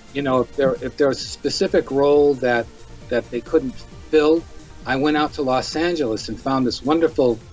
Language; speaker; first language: English; native; English